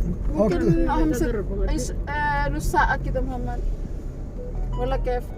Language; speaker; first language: Arabic; non-native, fluent; Malay